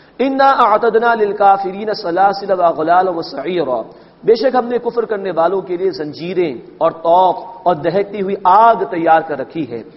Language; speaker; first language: Urdu; native; Urdu